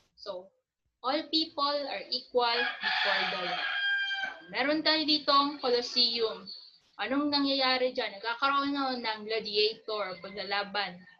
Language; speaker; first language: Filipino; native; Filipino